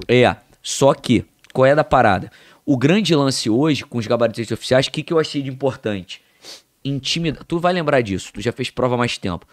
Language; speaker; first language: Portuguese; native; Portuguese